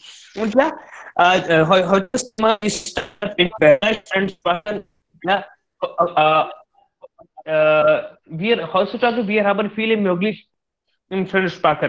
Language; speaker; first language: German; non-native, learner; Hindi